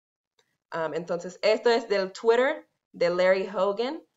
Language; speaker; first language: Spanish; non-native, fluent; English